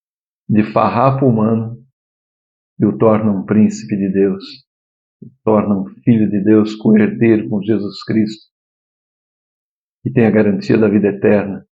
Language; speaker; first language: Portuguese; native; Portuguese